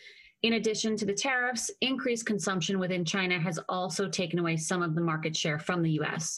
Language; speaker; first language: English; native; English